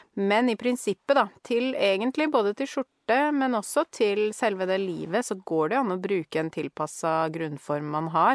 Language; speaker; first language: Norwegian; native; Norwegian